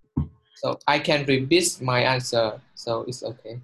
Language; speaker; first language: English; non-native, learner; Vietnamese